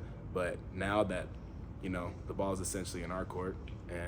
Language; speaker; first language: English; native; English